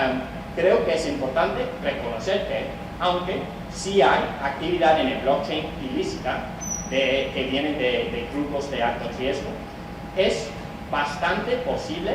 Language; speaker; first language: Spanish; non-native, fluent; English